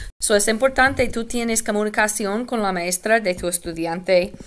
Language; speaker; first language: Spanish; non-native, learner; English